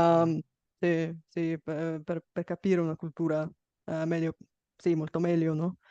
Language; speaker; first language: Italian; non-native, fluent; Bulgarian